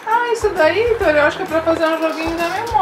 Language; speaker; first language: Portuguese; native; Portuguese